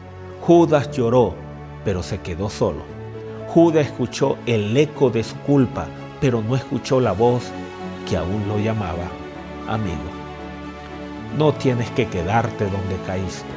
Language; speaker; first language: Spanish; native; Spanish